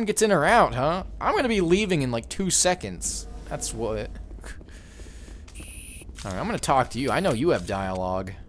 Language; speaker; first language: English; native; English